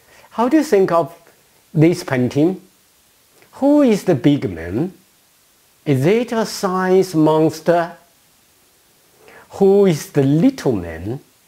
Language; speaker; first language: English; non-native, fluent; Chinese